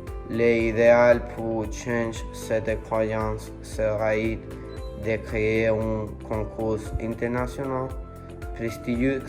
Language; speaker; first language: French; non-native, learner; Spanish